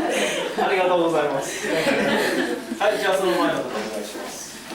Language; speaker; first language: Japanese; non-native, learner; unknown